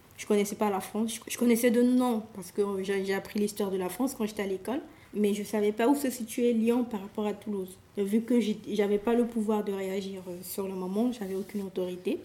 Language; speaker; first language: French; non-native, local second language; Sango